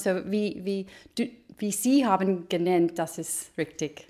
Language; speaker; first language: German; non-native, fluent; English